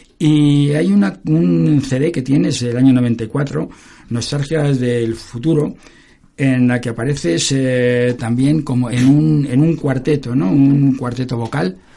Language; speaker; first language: Spanish; native; Spanish